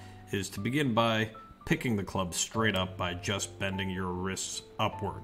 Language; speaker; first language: English; native; English